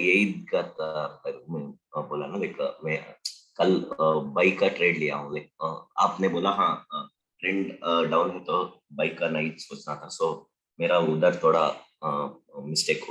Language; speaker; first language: Hindi; non-native, local second language; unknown